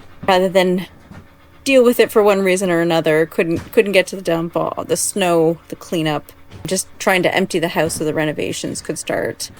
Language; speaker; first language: English; native; English